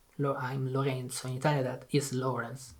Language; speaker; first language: English; non-native, learner; Italian